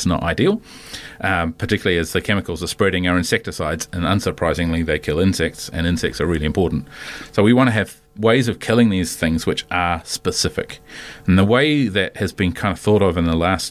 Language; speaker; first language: English; native; English